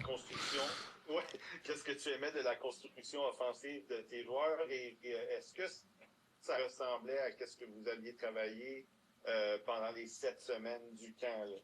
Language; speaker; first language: French; native; French